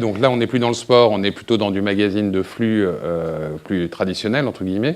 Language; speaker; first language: French; native; French